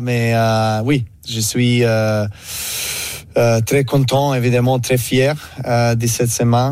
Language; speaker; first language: French; non-native, learner; Serbian